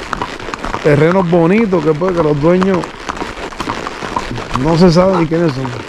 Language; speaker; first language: Spanish; native; Spanish